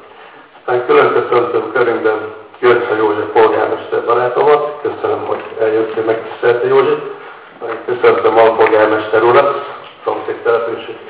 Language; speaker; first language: Hungarian; native; Hungarian